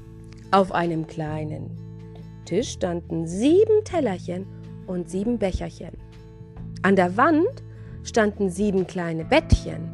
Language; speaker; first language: German; native; German